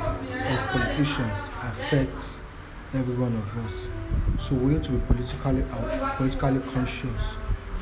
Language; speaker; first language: English; non-native, local second language; Yoruba